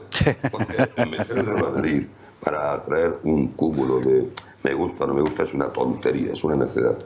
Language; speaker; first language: Spanish; native; Spanish